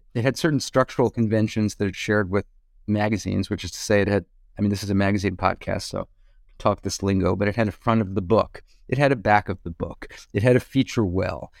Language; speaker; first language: English; native; English